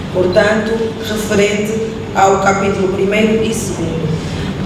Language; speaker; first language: Portuguese; native; Portuguese